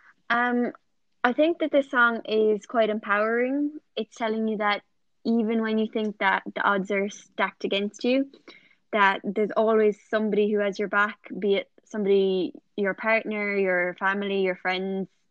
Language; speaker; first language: English; native; English